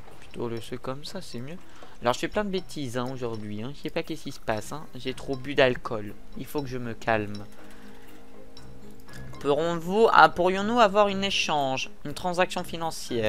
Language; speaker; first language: French; native; French